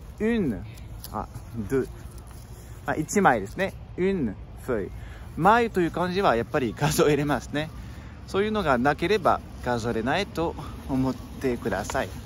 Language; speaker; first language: Japanese; non-native, fluent; French